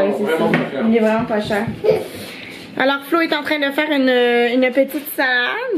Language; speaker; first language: French; native; French